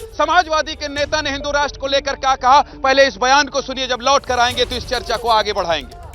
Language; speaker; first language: Hindi; native; Hindi